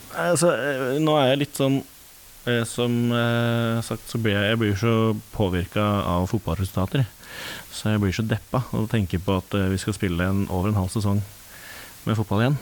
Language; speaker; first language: Norwegian; native; Norwegian